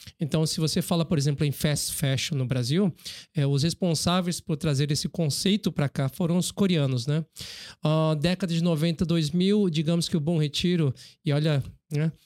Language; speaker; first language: Portuguese; early bilingual, other home language; Korean